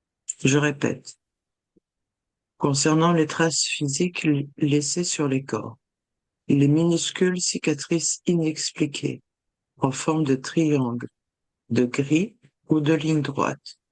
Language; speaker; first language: French; native; French